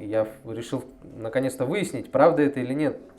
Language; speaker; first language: Russian; native; Russian